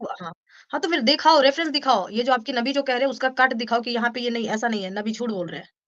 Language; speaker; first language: Hindi; native; Hindi